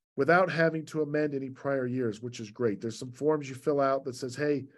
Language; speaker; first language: English; native; English